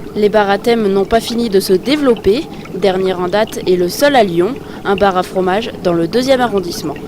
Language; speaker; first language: French; native; French